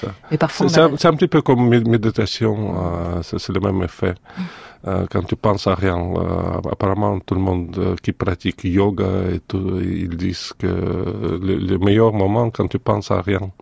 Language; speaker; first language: French; non-native, fluent; Russian